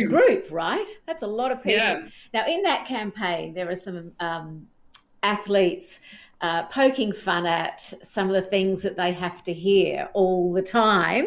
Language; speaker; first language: English; native; English